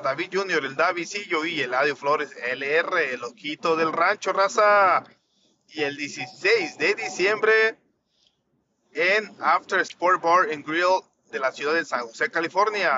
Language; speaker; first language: Spanish; native; Spanish